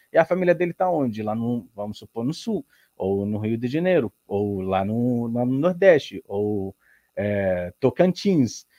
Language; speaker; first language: Portuguese; non-native, learner; Arabic